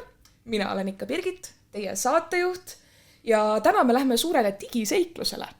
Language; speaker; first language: Estonian; native; Estonian